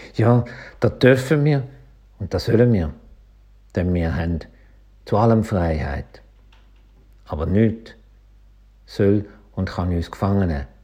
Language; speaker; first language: German; native; German